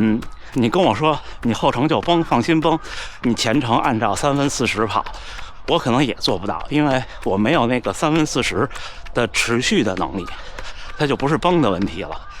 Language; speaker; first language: Chinese; native; Chinese